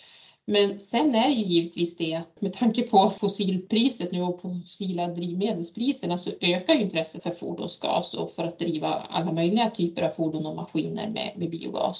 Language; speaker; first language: Swedish; native; Swedish